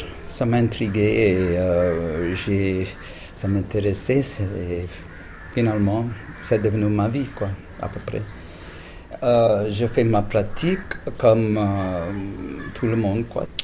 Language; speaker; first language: French; non-native, fluent; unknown